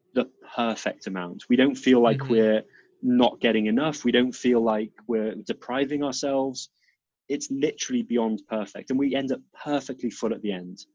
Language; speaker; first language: English; native; English